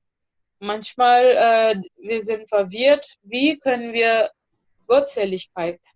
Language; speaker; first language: German; non-native, fluent; Indonesian